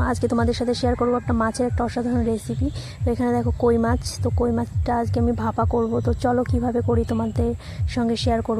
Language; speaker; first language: Bangla; native; Bangla